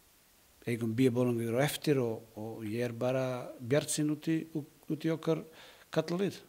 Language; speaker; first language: Icelandic; non-native, learner; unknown